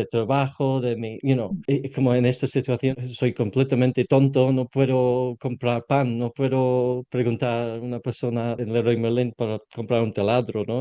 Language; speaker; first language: Spanish; non-native, learner; English